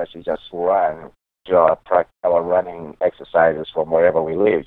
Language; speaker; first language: English; non-native, local second language; North Ndebele